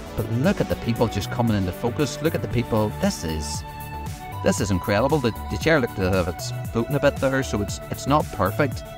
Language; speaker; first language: English; native; English